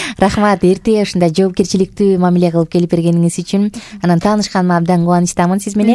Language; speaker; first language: Kyrgyz; native; Kyrgyz